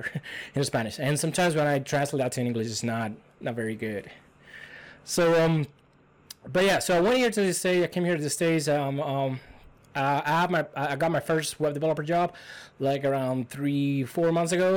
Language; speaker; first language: English; non-native, fluent; Spanish